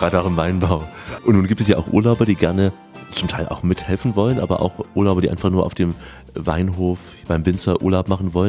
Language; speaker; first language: German; native; German